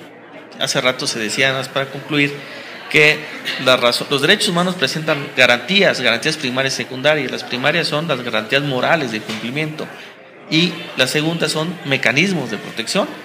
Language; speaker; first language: Spanish; native; Spanish